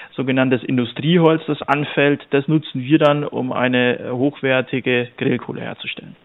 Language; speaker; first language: German; native; German